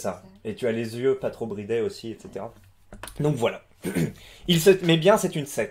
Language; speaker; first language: French; native; French